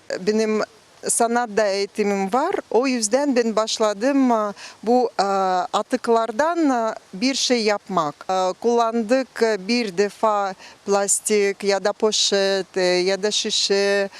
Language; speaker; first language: Turkish; non-native, learner; Russian